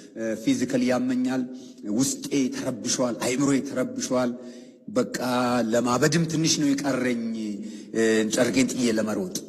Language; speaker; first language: Amharic; non-native, local second language; Oromo